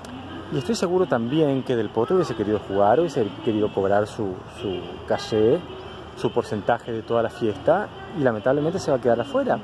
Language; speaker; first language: Spanish; native; Spanish